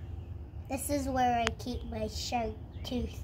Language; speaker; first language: English; early bilingual, other home language; Russian